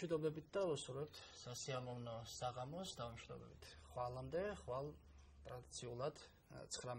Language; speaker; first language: Georgian; native; Georgian